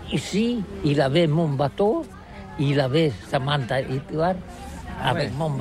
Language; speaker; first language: French; non-native, learner; Catalan